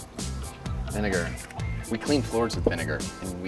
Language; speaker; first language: English; native; English